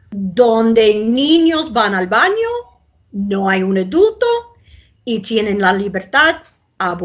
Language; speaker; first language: Spanish; non-native, fluent; English